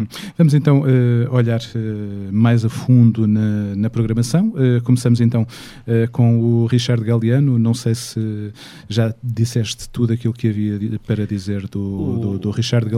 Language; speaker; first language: Portuguese; native; Portuguese